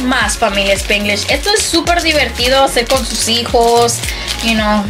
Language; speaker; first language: Spanish; native; Spanish